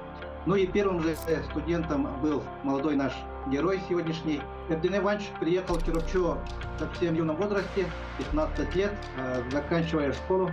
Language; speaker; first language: Russian; non-native, local second language; Yakut